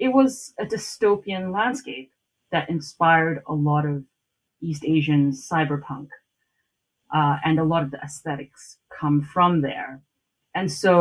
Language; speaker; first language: English; non-native, local second language; Cantonese